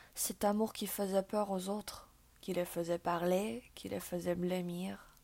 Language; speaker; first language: French; non-native, fluent; Chinese